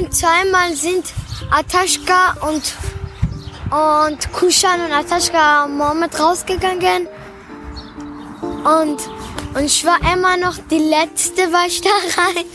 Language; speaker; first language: German; early bilingual, other home language; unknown